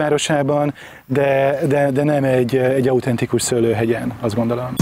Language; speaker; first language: Hungarian; native; Hungarian